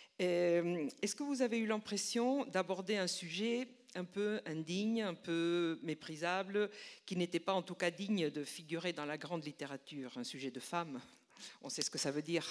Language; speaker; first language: French; non-native, fluent; Spanish